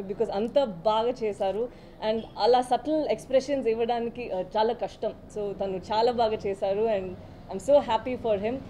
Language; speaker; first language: Telugu; non-native, fluent; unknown